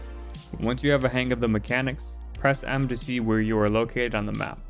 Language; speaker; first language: English; native; English